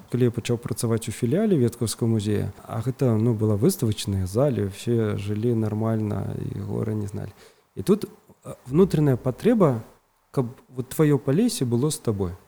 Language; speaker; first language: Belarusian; native; Belarusian